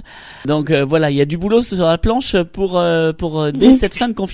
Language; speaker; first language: French; native; French